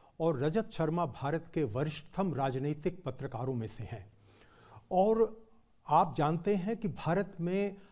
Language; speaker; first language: Hindi; native; Hindi